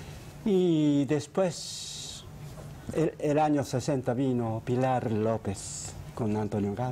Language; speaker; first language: Spanish; non-native, fluent; Japanese